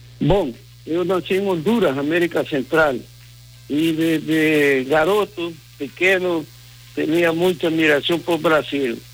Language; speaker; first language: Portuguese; non-native, fluent; Spanish